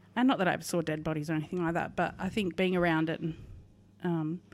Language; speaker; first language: English; native; English